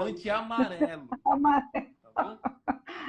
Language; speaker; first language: Portuguese; native; Portuguese